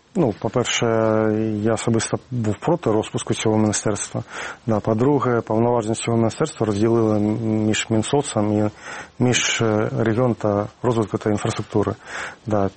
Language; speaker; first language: Ukrainian; non-native, local second language; Russian